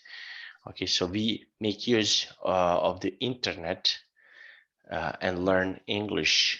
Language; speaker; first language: English; non-native, fluent; Serbian